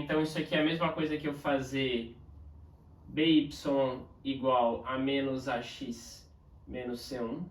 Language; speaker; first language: Portuguese; native; Portuguese